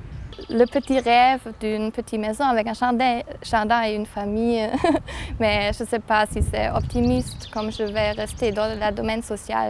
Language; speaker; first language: French; non-native, fluent; German